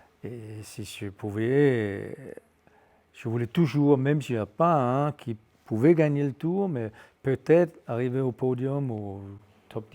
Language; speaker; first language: French; non-native, fluent; Danish